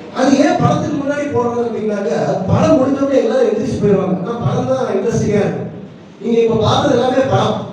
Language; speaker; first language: Tamil; non-native, local second language; Malayalam